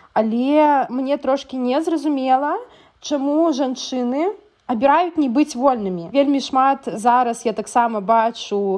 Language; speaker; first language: Belarusian; non-native, local second language; Russian